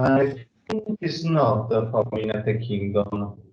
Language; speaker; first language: English; non-native, learner; Italian